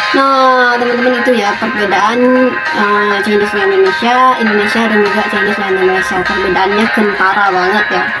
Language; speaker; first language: Indonesian; native; Indonesian